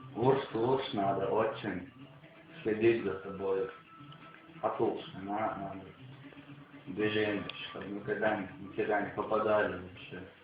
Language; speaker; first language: Russian; non-native, local second language; Chechen